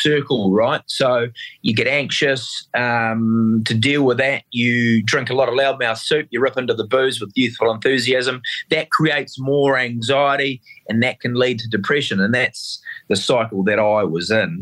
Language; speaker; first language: English; native; English